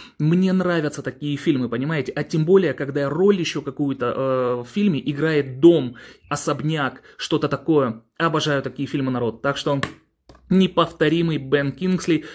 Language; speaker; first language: Russian; early bilingual, heritage; Russian